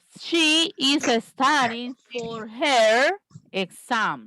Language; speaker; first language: English; non-native, fluent; Spanish